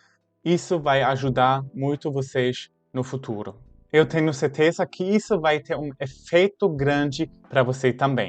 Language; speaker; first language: Portuguese; non-native, fluent; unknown